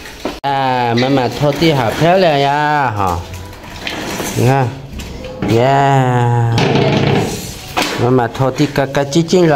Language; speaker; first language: Chinese; native; Chinese